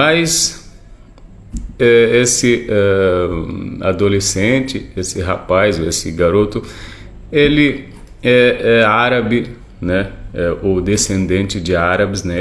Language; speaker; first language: Portuguese; non-native, fluent; Arabic